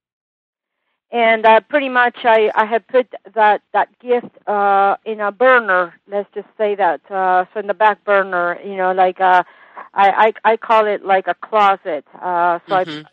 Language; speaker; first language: English; non-native, fluent; Italian